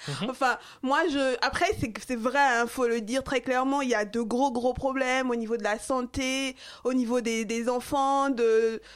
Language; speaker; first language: French; non-native, local second language; Fon